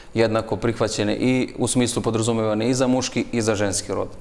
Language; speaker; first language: Serbian; native; Serbian